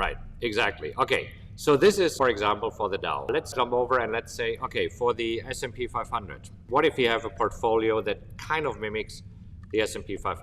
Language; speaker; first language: English; non-native, fluent; German